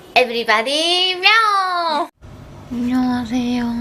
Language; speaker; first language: Korean; non-native, learner; Japanese